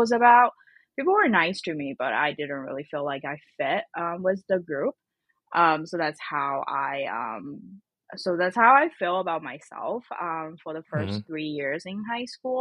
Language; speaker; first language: English; non-native, fluent; Chinese